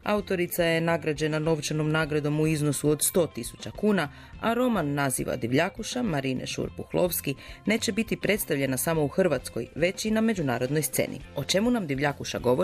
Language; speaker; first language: Croatian; native; Croatian